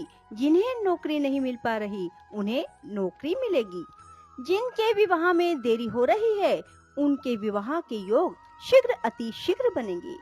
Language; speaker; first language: Hindi; native; Hindi